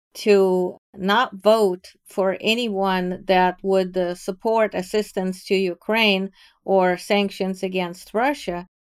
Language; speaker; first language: English; non-native, fluent; Ukrainian